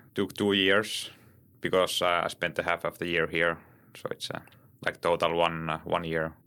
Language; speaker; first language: English; non-native, learner; Finnish